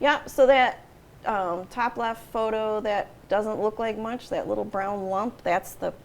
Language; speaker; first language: English; native; English